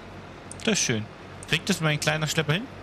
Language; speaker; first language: German; native; German